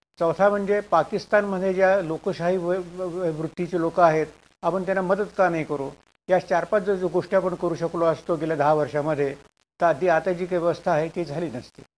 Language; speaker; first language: Marathi; native; Marathi